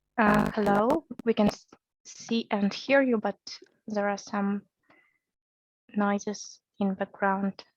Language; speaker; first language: English; non-native, fluent; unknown